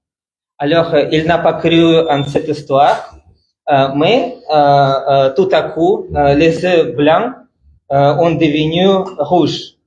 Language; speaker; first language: French; non-native, fluent; Russian